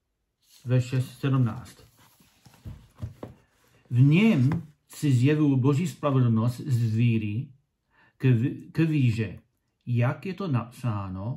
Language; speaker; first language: Czech; non-native, learner; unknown